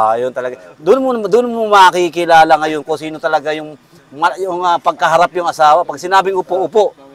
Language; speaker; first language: Filipino; native; Filipino